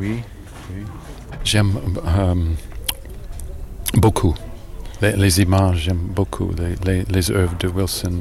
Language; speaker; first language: French; non-native, learner; English